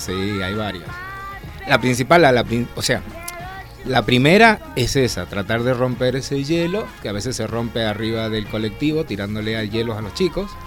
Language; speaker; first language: Spanish; native; Spanish